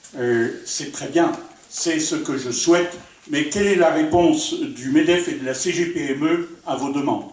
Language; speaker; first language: French; native; French